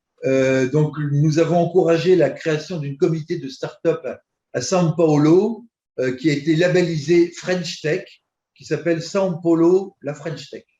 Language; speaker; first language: French; native; French